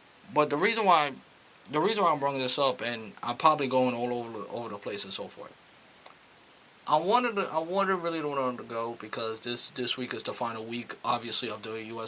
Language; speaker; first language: English; native; English